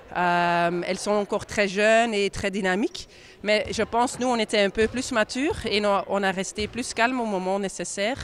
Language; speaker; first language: French; non-native, local second language; Dutch